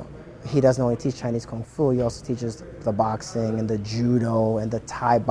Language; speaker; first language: English; native; English